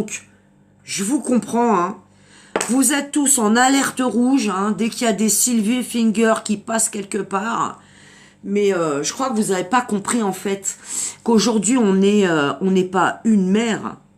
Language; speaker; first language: French; native; French